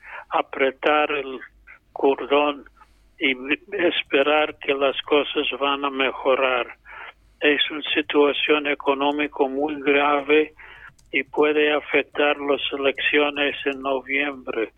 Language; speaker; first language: Spanish; non-native, fluent; English